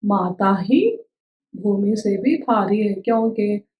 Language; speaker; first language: Hindi; non-native, local second language; Telugu